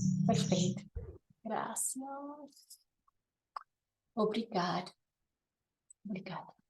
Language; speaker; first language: Portuguese; non-native, learner; Spanish